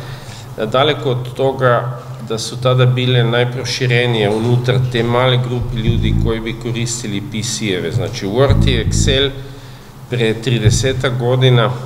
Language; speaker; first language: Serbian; non-native, fluent; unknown